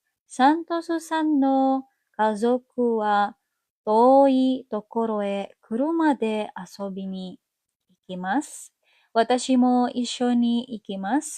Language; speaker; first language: Japanese; non-native, learner; Indonesian